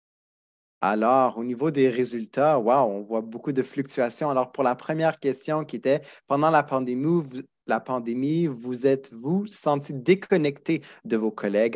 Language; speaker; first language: French; native; French